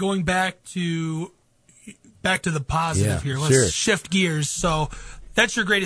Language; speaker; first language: English; native; English